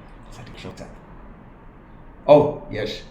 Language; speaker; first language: Hebrew; non-native, learner; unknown